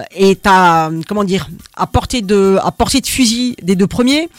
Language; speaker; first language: Portuguese; early bilingual, heritage; Portuguese